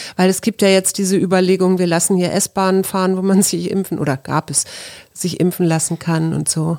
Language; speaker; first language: German; native; German